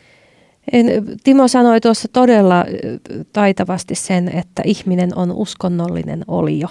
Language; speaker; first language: Finnish; native; Finnish